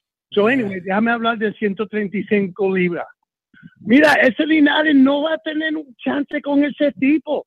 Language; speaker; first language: Spanish; native; Spanish